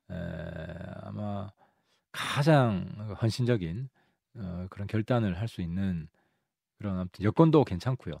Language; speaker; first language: Korean; native; Korean